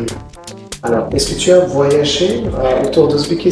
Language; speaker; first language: French; non-native, fluent; Uzbek